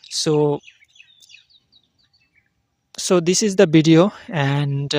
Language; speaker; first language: English; non-native, learner; Bangla